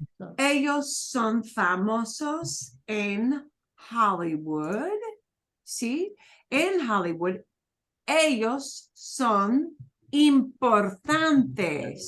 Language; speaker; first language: Spanish; non-native, fluent; English